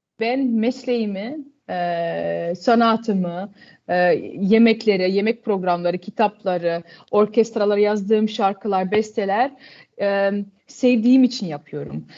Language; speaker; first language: Turkish; early bilingual, heritage; Turkish